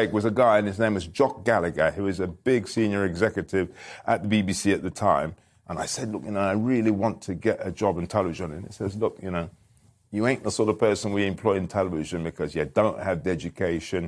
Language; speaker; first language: English; native; English